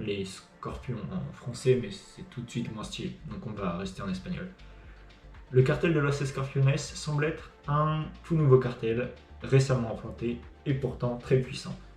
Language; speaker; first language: French; native; French